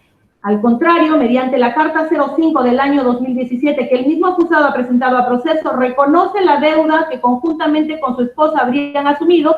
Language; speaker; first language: Spanish; native; Spanish